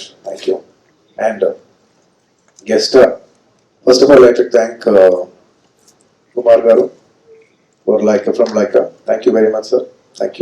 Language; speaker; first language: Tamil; non-native, local second language; Telugu